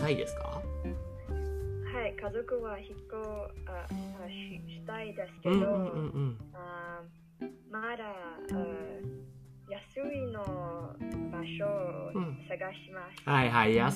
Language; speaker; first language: Japanese; non-native, learner; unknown